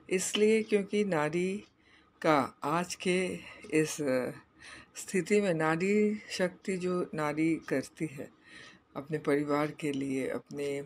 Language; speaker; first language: Hindi; non-native, local second language; Bangla